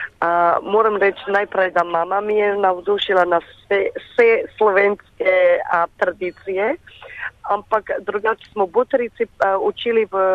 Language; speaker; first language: Slovenian; early bilingual, heritage; Slovenian